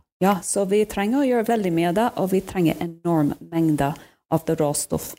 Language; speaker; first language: Norwegian; non-native, fluent; English